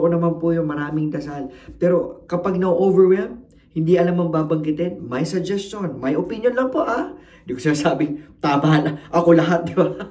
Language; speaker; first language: Filipino; native; Filipino